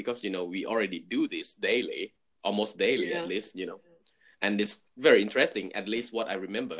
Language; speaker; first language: English; non-native, fluent; Thai